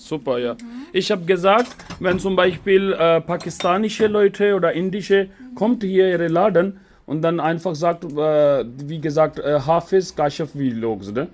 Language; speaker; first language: German; non-native, learner; Urdu